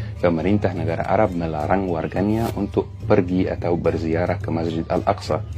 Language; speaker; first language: Malay; non-native, fluent; Arabic